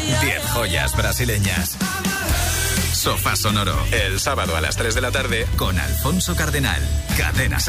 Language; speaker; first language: Spanish; native; Spanish